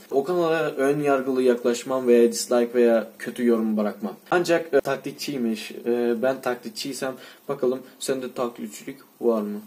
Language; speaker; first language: Turkish; non-native, fluent; Russian